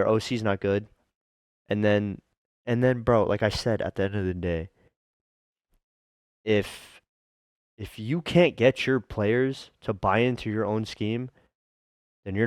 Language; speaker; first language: English; native; English